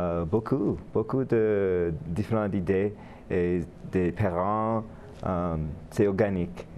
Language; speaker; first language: French; non-native, learner; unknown